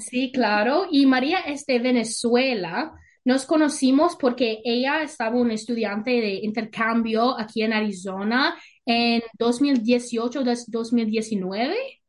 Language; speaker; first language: Spanish; non-native, learner; English